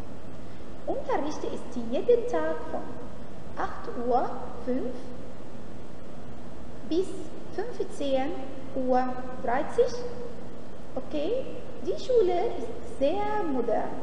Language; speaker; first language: German; non-native, fluent; Arabic